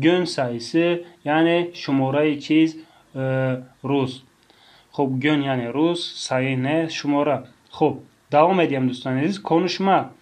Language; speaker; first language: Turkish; non-native, fluent; Tajik